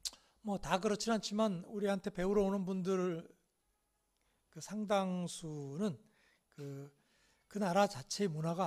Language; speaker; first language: Korean; native; Korean